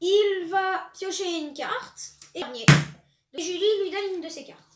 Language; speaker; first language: French; native; French